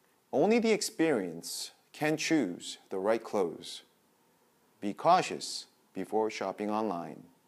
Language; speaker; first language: English; non-native, fluent; Korean